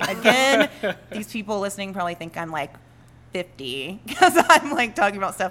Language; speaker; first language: English; native; English